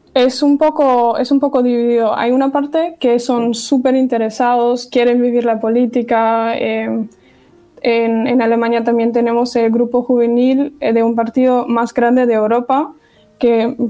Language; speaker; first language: Spanish; non-native, fluent; German